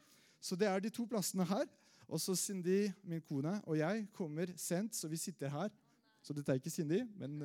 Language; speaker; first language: Norwegian; non-native, fluent; French